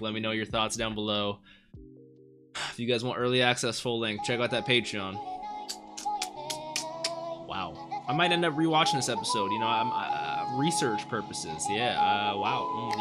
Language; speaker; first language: English; native; English